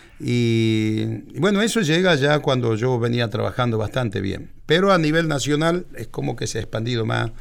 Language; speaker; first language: Spanish; native; Spanish